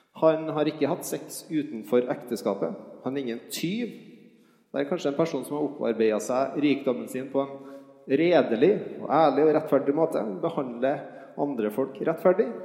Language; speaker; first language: Norwegian; native; Norwegian